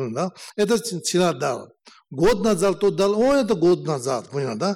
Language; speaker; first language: Russian; non-native, learner; Tibetan